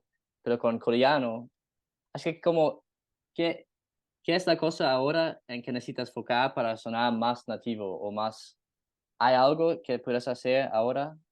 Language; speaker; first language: Spanish; non-native, learner; English